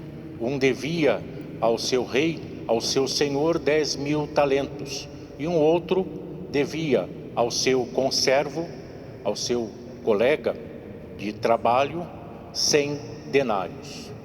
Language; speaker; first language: Portuguese; native; Portuguese